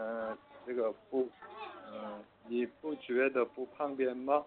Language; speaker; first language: Chinese; non-native, learner; Korean